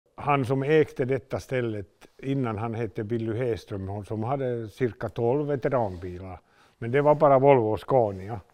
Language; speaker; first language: Swedish; non-native, local second language; Finnish